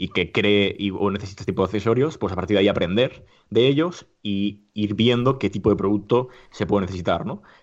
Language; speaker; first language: Spanish; native; Spanish